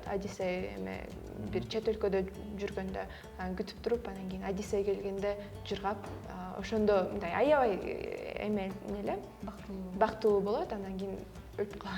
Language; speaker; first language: Kyrgyz; early bilingual, heritage; Kyrgyz